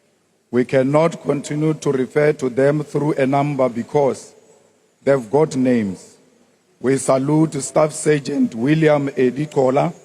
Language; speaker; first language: English; non-native, local second language; Northern Sotho